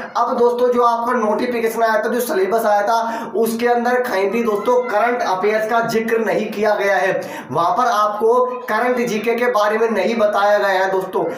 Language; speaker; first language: Hindi; native; Hindi